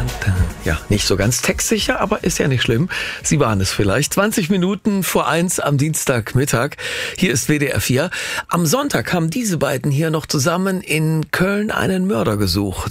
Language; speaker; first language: German; native; German